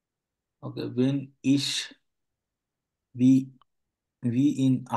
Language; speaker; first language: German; non-native, fluent; Bangla